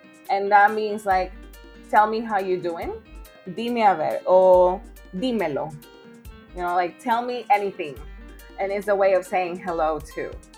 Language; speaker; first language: English; non-native, fluent; Spanish